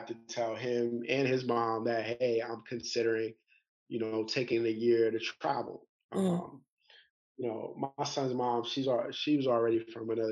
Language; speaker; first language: English; native; English